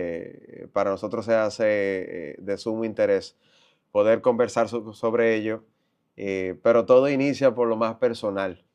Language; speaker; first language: Spanish; native; Spanish